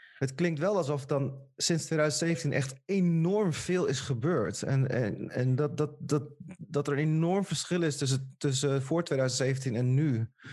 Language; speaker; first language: Dutch; native; Dutch